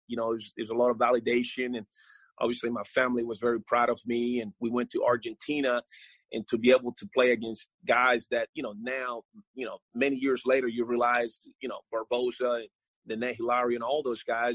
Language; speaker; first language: English; non-native, fluent; Spanish